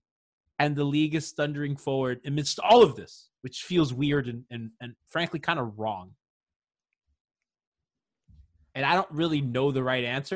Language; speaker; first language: English; native; English